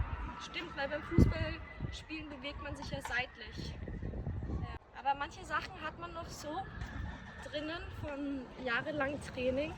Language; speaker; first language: German; early bilingual, other home language; Tibetan